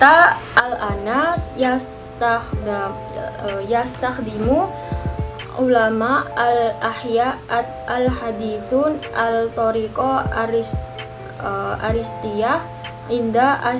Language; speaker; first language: Arabic; non-native, learner; Indonesian